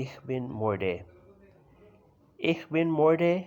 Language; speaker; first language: German; non-native, learner; Urdu